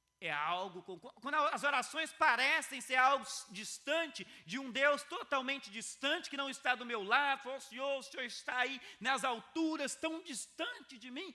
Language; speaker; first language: Portuguese; native; Portuguese